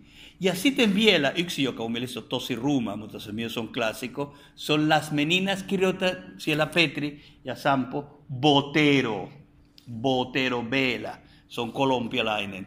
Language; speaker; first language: Finnish; non-native, fluent; Spanish